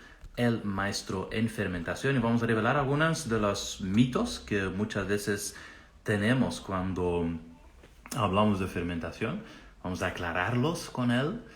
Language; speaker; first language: Spanish; non-native, fluent; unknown